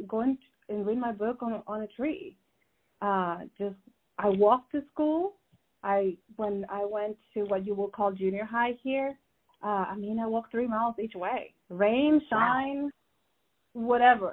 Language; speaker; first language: English; non-native, fluent; Spanish